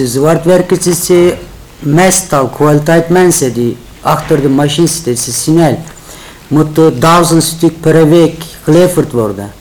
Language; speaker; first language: Dutch; non-native, learner; Turkish